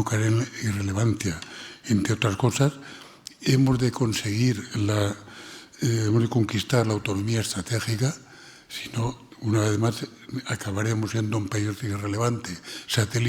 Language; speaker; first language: Spanish; non-native, local second language; Catalan